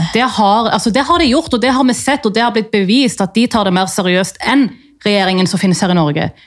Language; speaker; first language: Norwegian; native; Norwegian